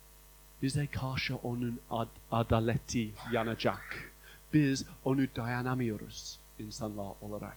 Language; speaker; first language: Turkish; non-native, fluent; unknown